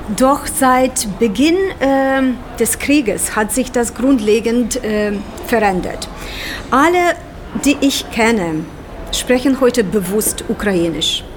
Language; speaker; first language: German; non-native, fluent; Ukrainian